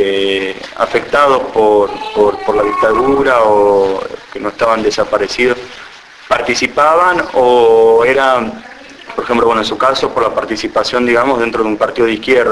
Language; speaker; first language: Spanish; native; Spanish